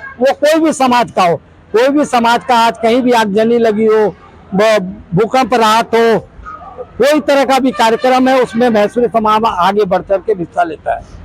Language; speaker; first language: Hindi; native; Hindi